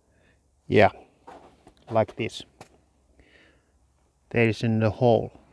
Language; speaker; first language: English; non-native, learner; Finnish